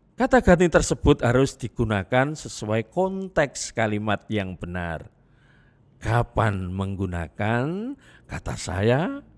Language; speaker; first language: Indonesian; non-native, local second language; Javanese